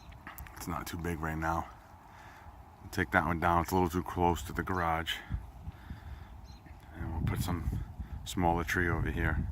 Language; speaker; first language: English; native; English